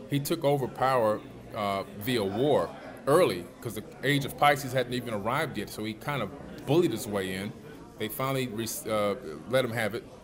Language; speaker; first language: English; native; English